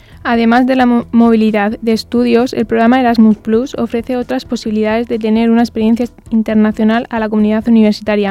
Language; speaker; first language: Spanish; native; Spanish